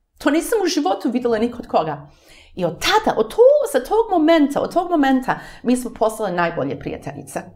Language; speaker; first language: Serbian; early bilingual, heritage; English